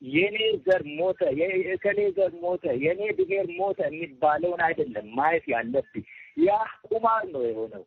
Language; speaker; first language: Amharic; non-native, local second language; Oromo